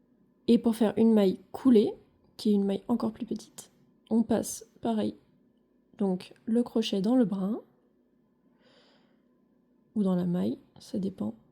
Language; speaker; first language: French; native; French